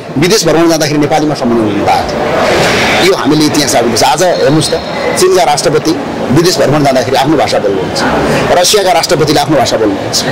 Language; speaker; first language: Nepali; native; Nepali